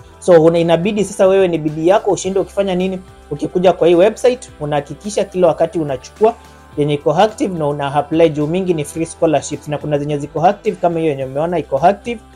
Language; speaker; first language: Swahili; native; Swahili